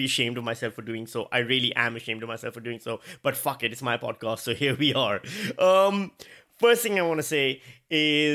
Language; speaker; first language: English; non-native, local second language; Urdu